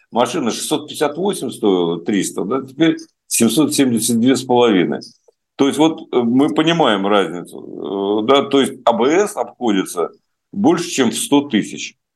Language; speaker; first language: Russian; native; Russian